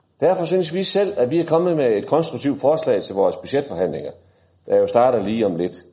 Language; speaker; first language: Danish; native; Danish